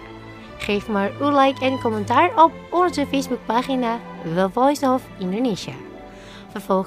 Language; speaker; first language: Dutch; non-native, learner; Indonesian